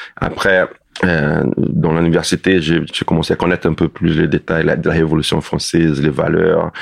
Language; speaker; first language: French; non-native, fluent; Portuguese